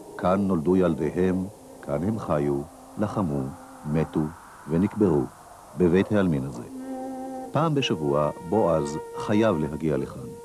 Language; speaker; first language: Hebrew; native; Hebrew